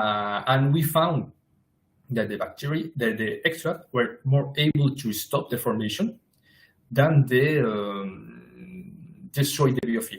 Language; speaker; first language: English; non-native, fluent; Spanish